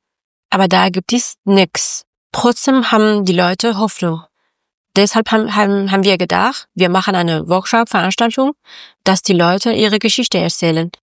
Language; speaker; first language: German; non-native, learner; Persian